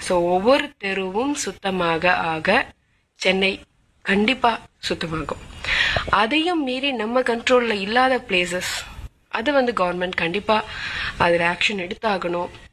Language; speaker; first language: Tamil; non-native, local second language; Malayalam